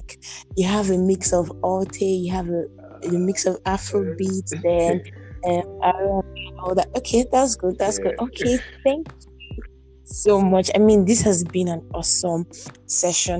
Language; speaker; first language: English; non-native, local second language; Igbo